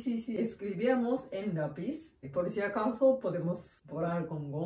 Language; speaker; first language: Spanish; non-native, learner; Japanese